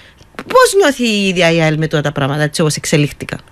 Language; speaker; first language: Greek; native; Greek